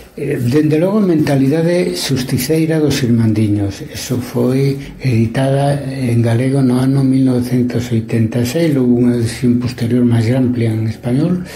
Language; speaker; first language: Galician; non-native, local second language; Spanish